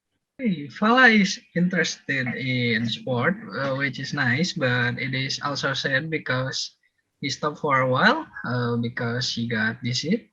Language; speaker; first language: English; non-native, learner; Indonesian